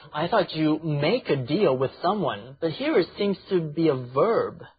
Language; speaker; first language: English; non-native, fluent; Chinese